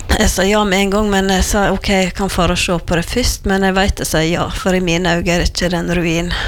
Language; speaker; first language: Norwegian; native; Norwegian